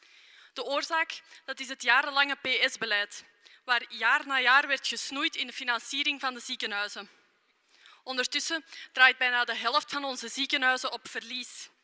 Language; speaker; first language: Dutch; native; Dutch